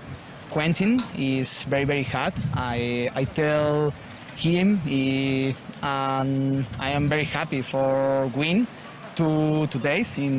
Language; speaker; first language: English; non-native, learner; Spanish